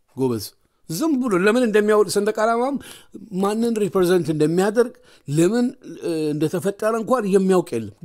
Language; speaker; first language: Amharic; native; Amharic